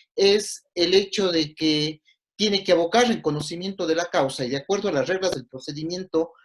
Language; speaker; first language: Spanish; native; Spanish